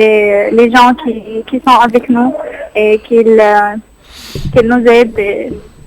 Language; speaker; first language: French; non-native, learner; Arabic